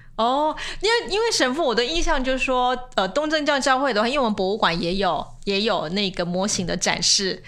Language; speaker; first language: Chinese; native; Chinese